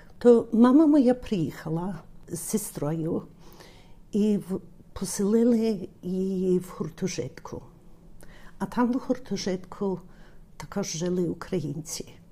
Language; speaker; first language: Ukrainian; early bilingual, heritage; Ukrainian